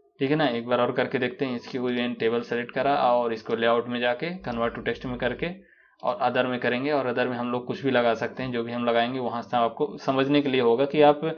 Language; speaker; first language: Hindi; native; Hindi